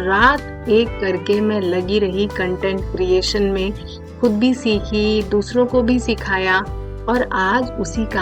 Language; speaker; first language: Hindi; native; Hindi